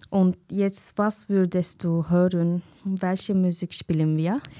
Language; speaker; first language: German; non-native, learner; Kurdish